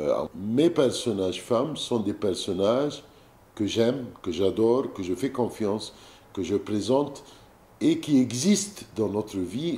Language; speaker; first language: French; non-native, fluent; Arabic